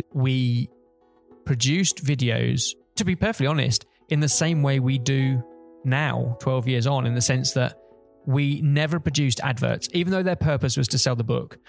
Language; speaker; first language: English; native; English